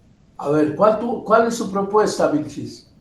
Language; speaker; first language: Spanish; native; Spanish